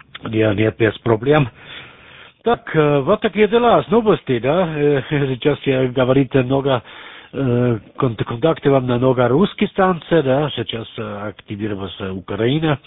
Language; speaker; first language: Russian; non-native, learner; German